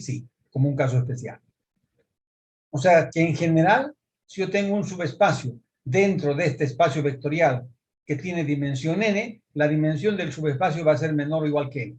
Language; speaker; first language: Spanish; native; Spanish